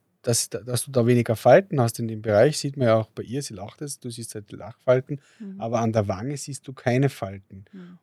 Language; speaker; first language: German; native; German